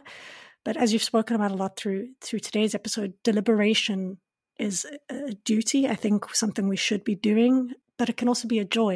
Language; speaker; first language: English; native; English